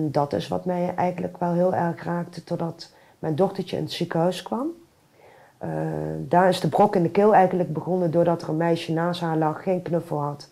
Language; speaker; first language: Dutch; native; Dutch